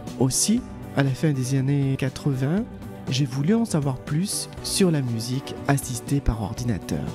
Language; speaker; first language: French; native; French